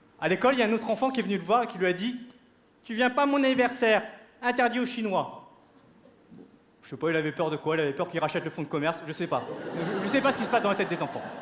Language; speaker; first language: French; early bilingual, other home language; Vietnamese